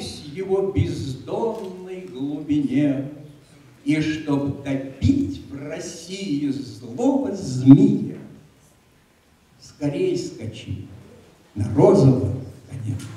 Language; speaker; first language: Russian; native; Russian